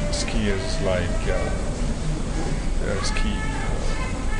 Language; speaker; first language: English; non-native, fluent; German